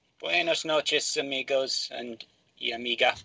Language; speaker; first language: Spanish; non-native, learner; English